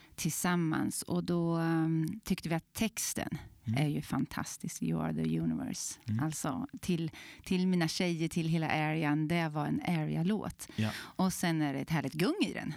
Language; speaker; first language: Swedish; native; Swedish